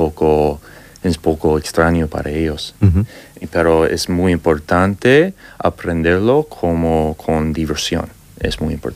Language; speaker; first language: Spanish; non-native, fluent; English